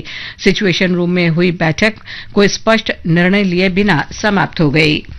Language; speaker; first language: Hindi; native; Hindi